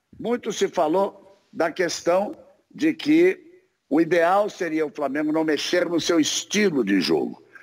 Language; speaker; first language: Portuguese; native; Portuguese